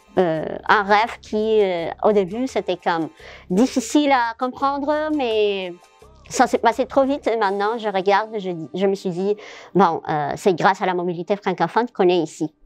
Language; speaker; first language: French; non-native, fluent; Spanish